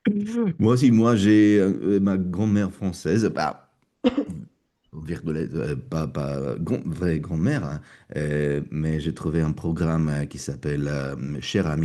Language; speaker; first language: French; non-native, fluent; Russian